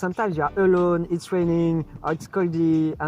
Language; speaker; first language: English; non-native, fluent; French